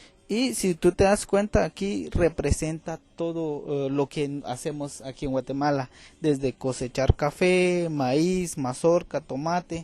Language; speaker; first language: Spanish; non-native, local second language; Kʼicheʼ